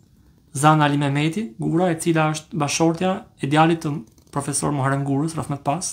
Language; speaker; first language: Albanian; native; Albanian